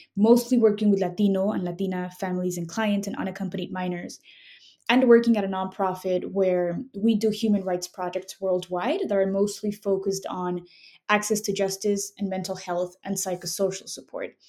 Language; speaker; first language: English; non-native, fluent; Spanish